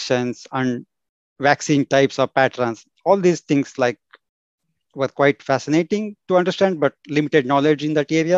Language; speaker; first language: English; non-native, local second language; Kannada